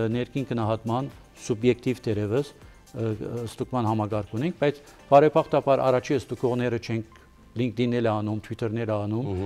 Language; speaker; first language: Armenian; early bilingual, heritage; Armenian